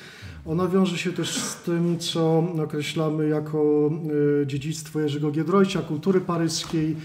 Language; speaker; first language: Polish; native; Polish